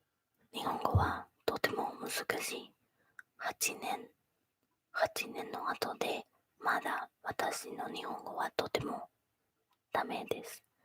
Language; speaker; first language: Japanese; non-native, learner; Spanish